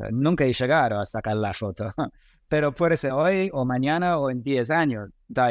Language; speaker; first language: Spanish; non-native, fluent; English